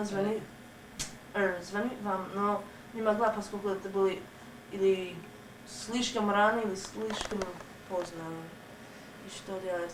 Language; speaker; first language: Russian; non-native, learner; English